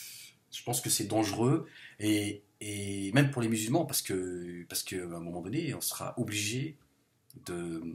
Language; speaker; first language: French; native; French